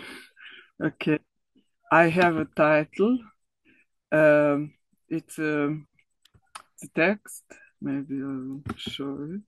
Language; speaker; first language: English; non-native, learner; Serbian